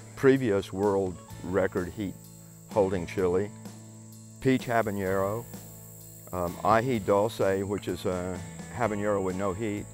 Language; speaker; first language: English; native; English